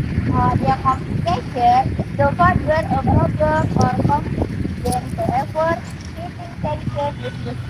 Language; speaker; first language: English; non-native, learner; Indonesian